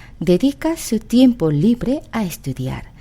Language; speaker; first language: Spanish; non-native, fluent; Korean